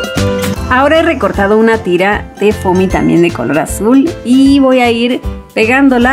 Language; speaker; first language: Spanish; native; Spanish